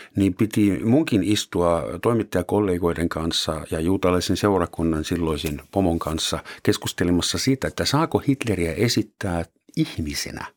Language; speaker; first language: Finnish; non-native, fluent; German